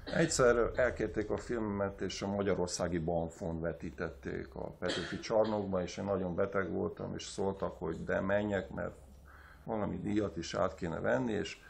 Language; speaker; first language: Hungarian; native; Hungarian